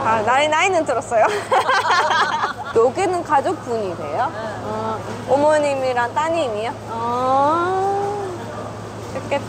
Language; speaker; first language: Korean; non-native, fluent; Japanese